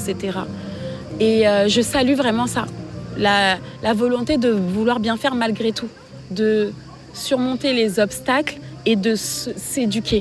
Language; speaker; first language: French; native; French